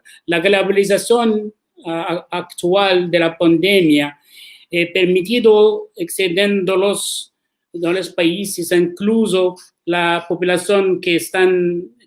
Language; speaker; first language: Spanish; non-native, learner; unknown